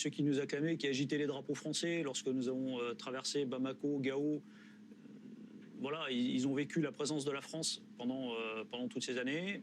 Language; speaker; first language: French; native; French